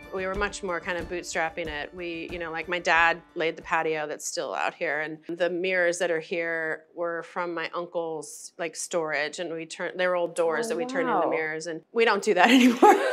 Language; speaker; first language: English; native; English